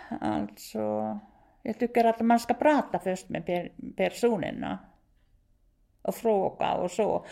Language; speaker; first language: Swedish; non-native, fluent; Finnish